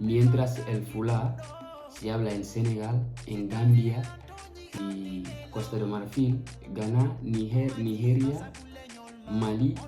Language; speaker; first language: Spanish; non-native, fluent; Fula